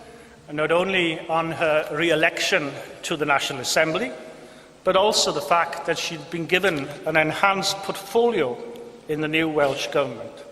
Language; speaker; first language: English; non-native, local second language; Welsh